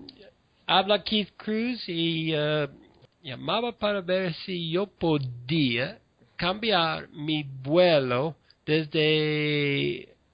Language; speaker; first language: Spanish; non-native, learner; English